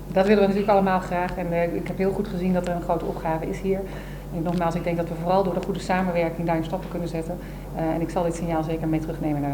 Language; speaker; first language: Dutch; native; Dutch